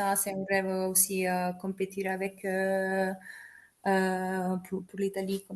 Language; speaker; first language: French; non-native, fluent; Italian